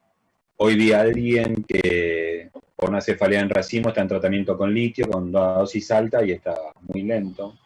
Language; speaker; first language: Spanish; native; Spanish